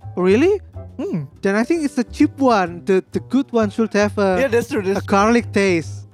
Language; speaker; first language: English; non-native, fluent; Indonesian